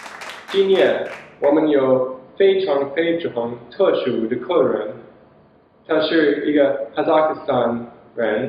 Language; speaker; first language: Chinese; non-native, learner; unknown